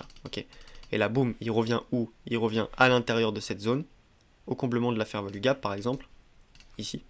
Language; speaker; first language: French; native; French